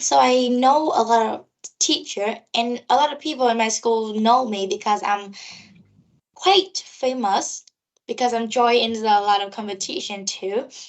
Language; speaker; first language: English; non-native, learner; Vietnamese